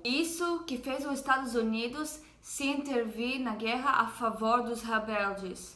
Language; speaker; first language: Portuguese; non-native, fluent; Hebrew